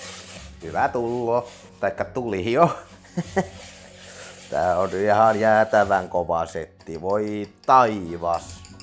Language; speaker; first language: Finnish; native; Finnish